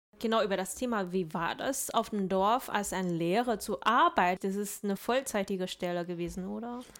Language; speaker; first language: German; non-native, fluent; Chinese